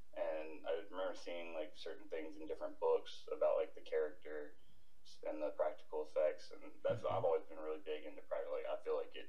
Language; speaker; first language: English; native; English